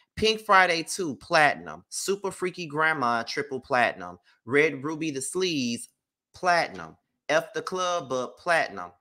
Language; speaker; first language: English; native; English